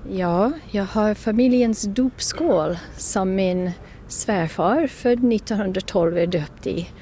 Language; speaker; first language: Swedish; non-native, fluent; English